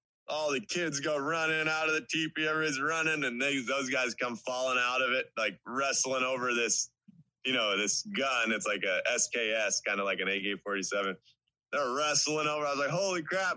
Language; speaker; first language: English; native; English